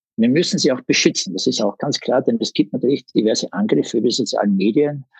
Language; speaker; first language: German; native; German